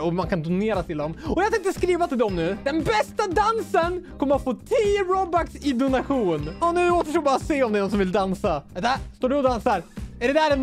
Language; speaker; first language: Swedish; native; Swedish